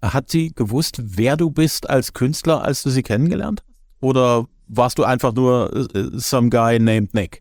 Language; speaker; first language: German; native; German